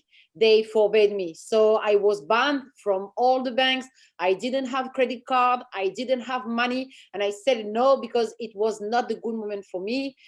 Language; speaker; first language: English; non-native, fluent; French